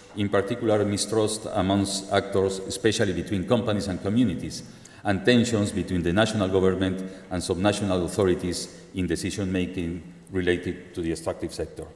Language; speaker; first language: English; non-native, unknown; Spanish